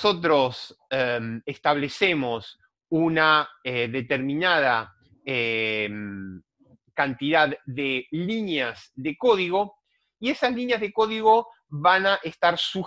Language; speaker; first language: Spanish; native; Spanish